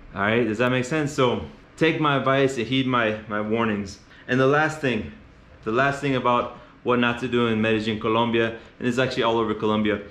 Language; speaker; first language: English; native; English